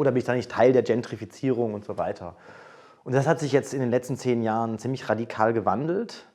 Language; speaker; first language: German; native; German